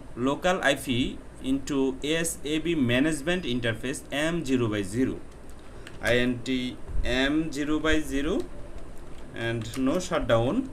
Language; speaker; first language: English; non-native, local second language; Bangla